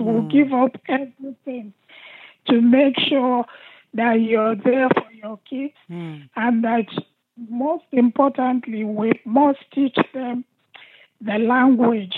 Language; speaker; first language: English; non-native, local second language; Igbo